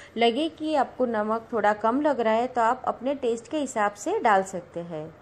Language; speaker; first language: Hindi; non-native, local second language; Gujarati